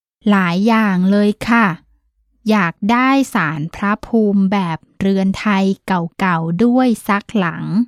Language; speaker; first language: Thai; native; Thai